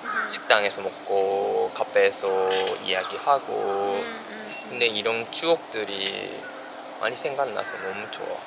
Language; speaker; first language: Korean; non-native, fluent; Japanese